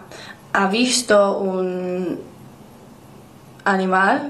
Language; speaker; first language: Spanish; non-native, learner; English